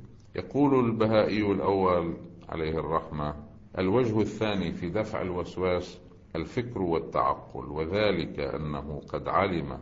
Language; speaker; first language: Arabic; native; Arabic